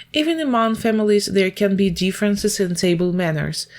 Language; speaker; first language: English; non-native, fluent; Ukrainian